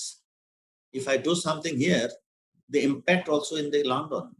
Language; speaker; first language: English; non-native, local second language; Bangla